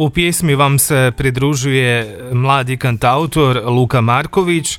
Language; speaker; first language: Croatian; native; Croatian